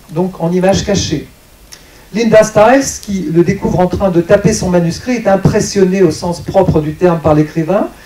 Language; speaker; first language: French; native; French